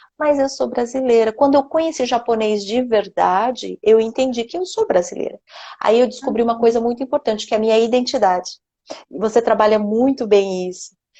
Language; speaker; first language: Portuguese; non-native, local second language; Japanese